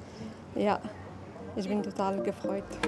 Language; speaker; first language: German; non-native, learner; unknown